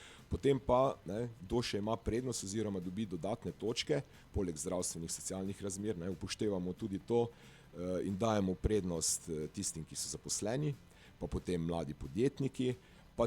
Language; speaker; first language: Slovenian; native; Slovenian